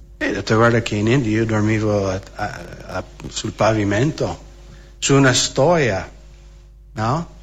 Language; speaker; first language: Italian; non-native, fluent; English